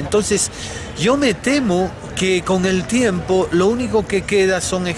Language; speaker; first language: Spanish; native; Spanish